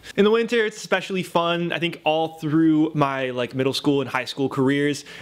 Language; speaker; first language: English; native; English